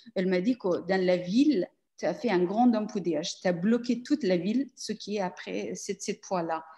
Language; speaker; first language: French; non-native, learner; Persian